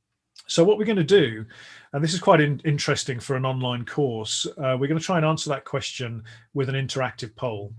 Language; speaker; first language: English; native; English